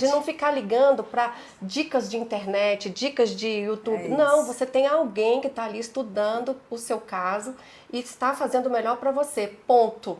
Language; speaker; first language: Portuguese; native; Portuguese